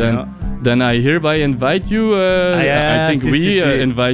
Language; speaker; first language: English; non-native, fluent; Dutch